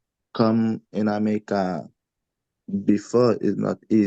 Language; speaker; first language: English; non-native, learner; Haitian Creole